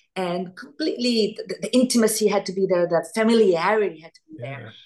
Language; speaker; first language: English; non-native, fluent; Italian